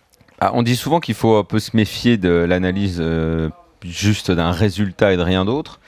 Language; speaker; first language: French; native; French